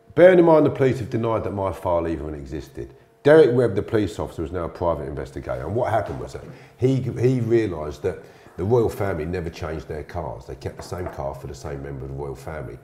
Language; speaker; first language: English; native; English